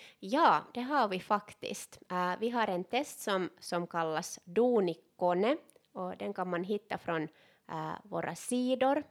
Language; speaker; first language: Swedish; non-native, local second language; Finnish